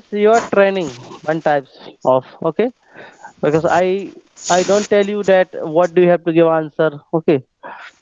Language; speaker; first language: English; non-native, local second language; Hindi